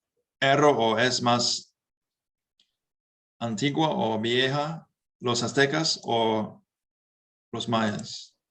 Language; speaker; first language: Spanish; non-native, learner; English